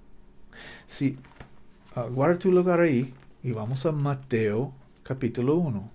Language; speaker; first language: Spanish; non-native, learner; English